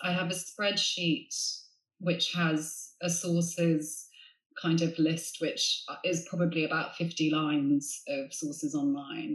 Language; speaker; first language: English; native; English